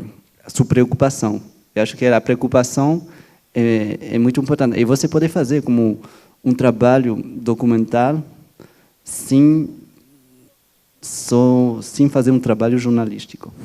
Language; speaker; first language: Portuguese; non-native, fluent; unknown